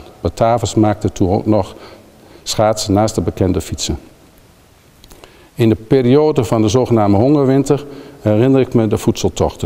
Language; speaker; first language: Dutch; native; Dutch